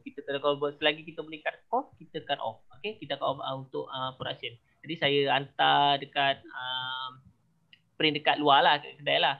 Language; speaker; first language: Malay; native; Malay